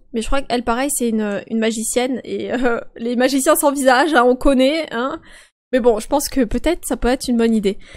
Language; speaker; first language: French; native; French